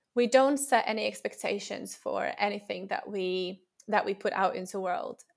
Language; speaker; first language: English; non-native, fluent; Latvian